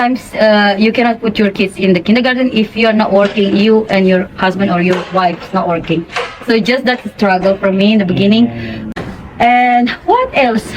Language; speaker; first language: English; non-native, fluent; Indonesian